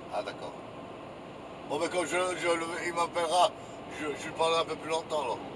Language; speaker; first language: French; native; French